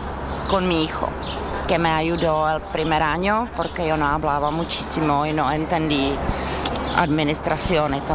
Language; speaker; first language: Spanish; non-native, learner; Czech